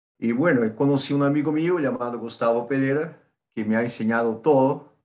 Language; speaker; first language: Spanish; non-native, fluent; Portuguese